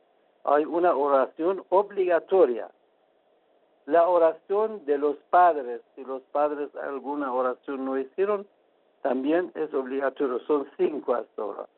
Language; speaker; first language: Spanish; non-native, fluent; Persian